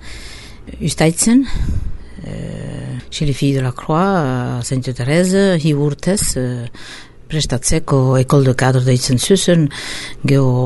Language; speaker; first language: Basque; native; Basque